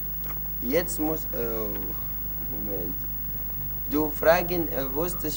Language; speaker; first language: German; non-native, learner; Arabic